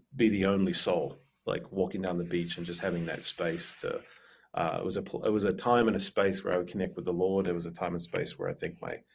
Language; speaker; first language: English; native; English